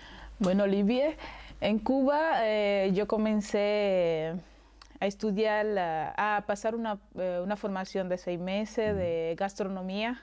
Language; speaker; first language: Spanish; non-native, local second language; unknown